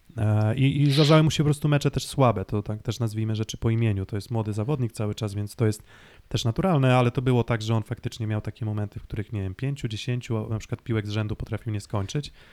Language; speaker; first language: Polish; native; Polish